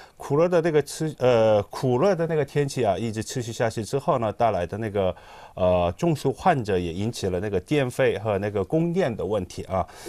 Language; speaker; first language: Chinese; non-native, fluent; Korean